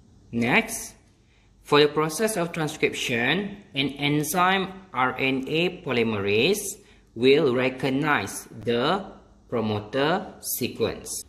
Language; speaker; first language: English; non-native, local second language; Malay